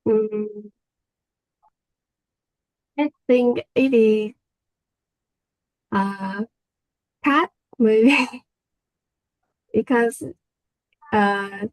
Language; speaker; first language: English; non-native, learner; Vietnamese